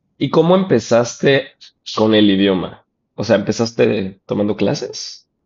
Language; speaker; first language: Spanish; native; Spanish